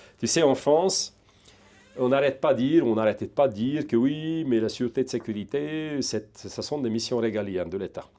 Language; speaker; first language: French; non-native, fluent; Hungarian